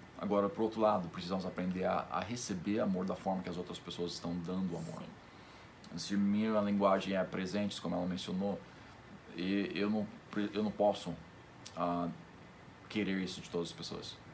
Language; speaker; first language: Portuguese; non-native, fluent; English